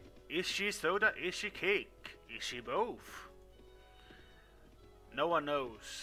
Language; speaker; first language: English; non-native, fluent; Swedish